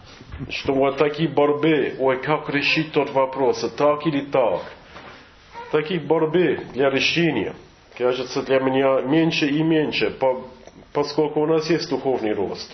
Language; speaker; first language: Russian; non-native, fluent; English